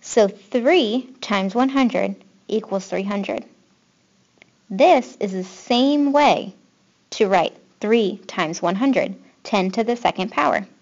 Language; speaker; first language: English; native; English